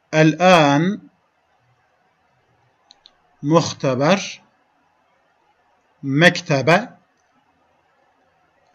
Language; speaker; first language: Arabic; non-native, fluent; Turkish